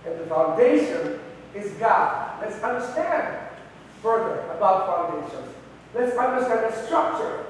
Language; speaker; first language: English; non-native, local second language; Filipino